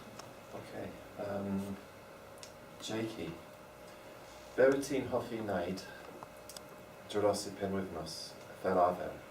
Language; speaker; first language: Welsh; non-native, learner; English